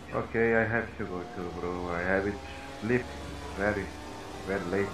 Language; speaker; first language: English; non-native, learner; Portuguese